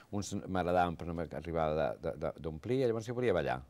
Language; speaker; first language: Catalan; native; Catalan